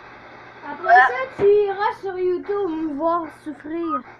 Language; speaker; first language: French; native; French